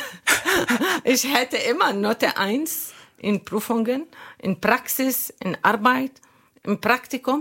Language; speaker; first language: German; non-native, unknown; Arabic